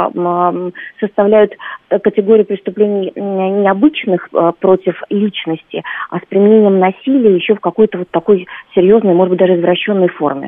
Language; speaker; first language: Russian; native; Russian